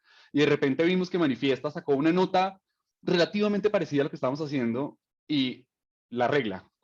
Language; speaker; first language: Spanish; native; Spanish